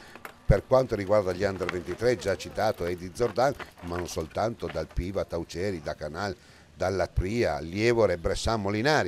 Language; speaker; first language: Italian; native; Italian